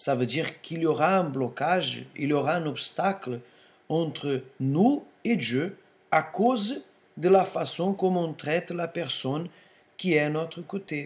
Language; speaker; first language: French; non-native, fluent; Portuguese